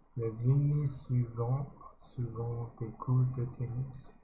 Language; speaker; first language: French; non-native, learner; English